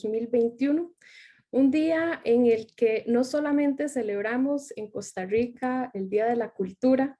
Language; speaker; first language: Spanish; native; Spanish